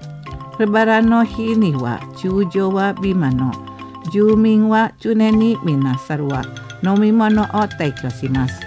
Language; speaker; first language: Japanese; non-native, fluent; Indonesian